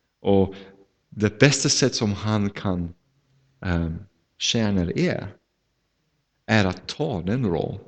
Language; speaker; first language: Swedish; non-native, fluent; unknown